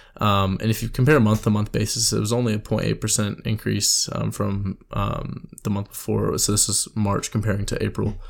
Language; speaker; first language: English; native; English